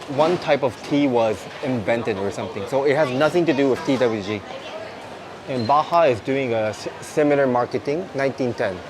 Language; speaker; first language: English; non-native, fluent; Japanese